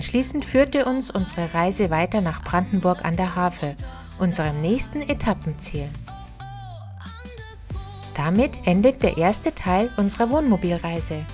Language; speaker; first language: German; native; German